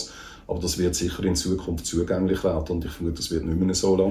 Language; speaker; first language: German; native; German